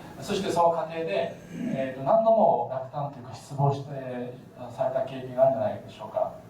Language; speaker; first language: Japanese; native; Japanese